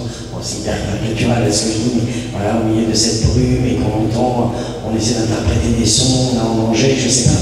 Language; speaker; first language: French; native; French